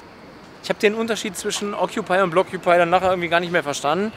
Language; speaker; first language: German; native; German